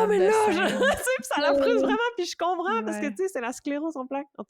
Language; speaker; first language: French; native; French